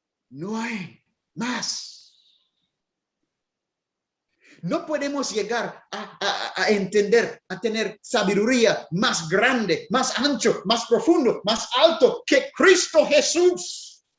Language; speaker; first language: Spanish; non-native, fluent; English